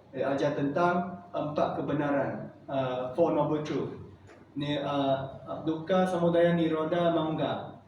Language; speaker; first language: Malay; non-native, local second language; Chinese